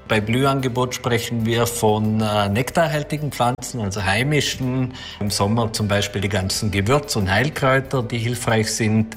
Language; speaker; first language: German; native; German